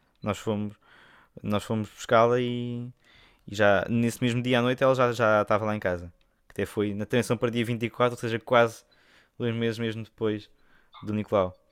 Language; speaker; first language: Portuguese; native; Portuguese